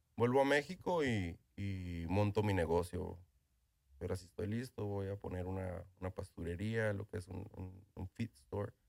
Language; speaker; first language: Spanish; native; Spanish